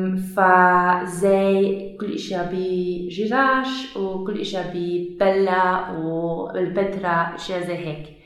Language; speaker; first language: Arabic; non-native, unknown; Dutch